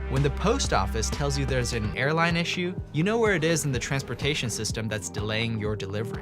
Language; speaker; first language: English; native; English